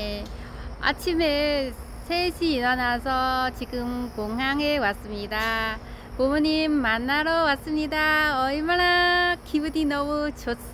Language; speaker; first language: Korean; non-native, learner; Vietnamese